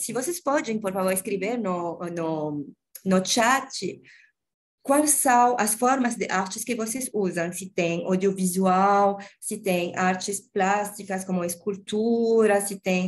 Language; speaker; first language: Portuguese; non-native, learner; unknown